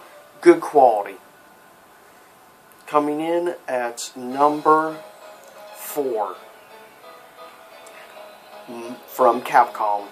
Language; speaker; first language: English; native; English